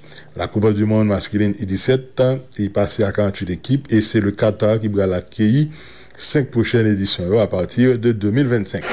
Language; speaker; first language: French; non-native, local second language; Haitian Creole